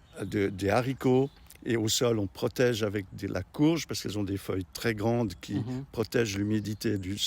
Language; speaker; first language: French; native; French